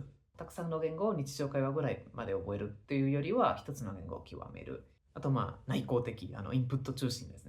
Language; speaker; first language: Japanese; non-native, fluent; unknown